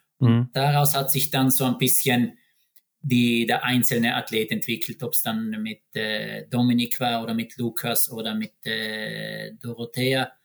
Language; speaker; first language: German; native; German